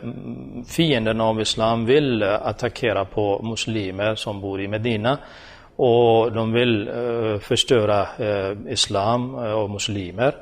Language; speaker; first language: Swedish; non-native, fluent; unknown